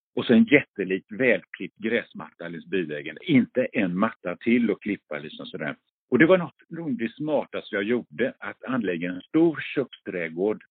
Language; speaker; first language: Swedish; early bilingual, other home language; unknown